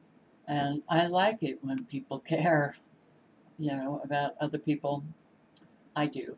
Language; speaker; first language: English; native; English